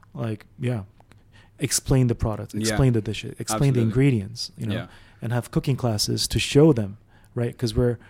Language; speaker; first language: English; early bilingual, other home language; Arabic